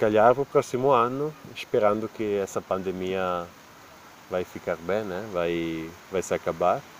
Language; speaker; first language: Portuguese; non-native, learner; Italian